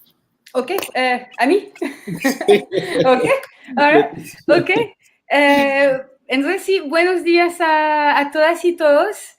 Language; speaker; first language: Spanish; non-native, fluent; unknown